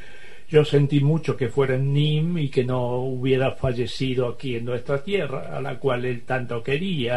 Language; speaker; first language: Spanish; native; Spanish